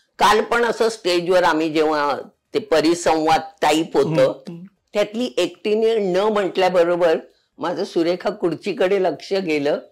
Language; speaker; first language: Marathi; non-native, local second language; Konkani